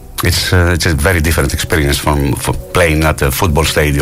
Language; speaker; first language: English; non-native, fluent; Greek